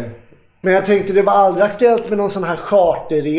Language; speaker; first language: Swedish; native; Swedish